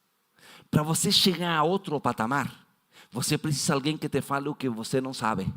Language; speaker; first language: Portuguese; non-native, fluent; Spanish